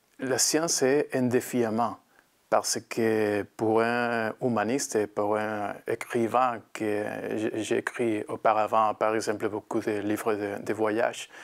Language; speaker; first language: French; non-native, learner; Spanish